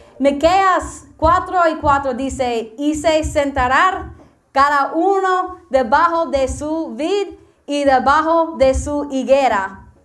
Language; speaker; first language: Spanish; non-native, learner; English